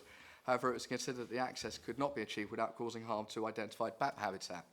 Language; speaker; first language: English; native; English